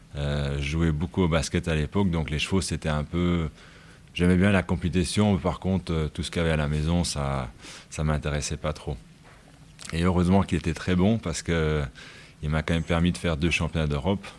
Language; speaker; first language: French; native; French